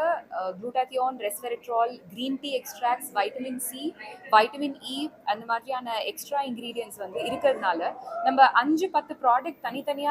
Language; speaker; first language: Tamil; native; Tamil